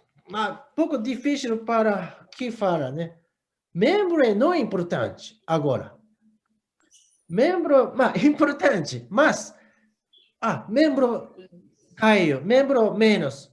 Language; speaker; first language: Portuguese; non-native, learner; Japanese